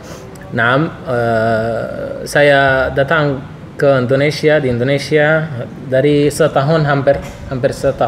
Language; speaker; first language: Indonesian; non-native, learner; Arabic